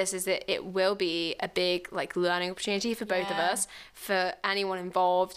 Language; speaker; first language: English; native; English